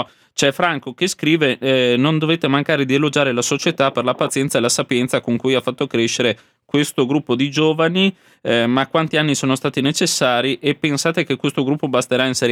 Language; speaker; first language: Italian; native; Italian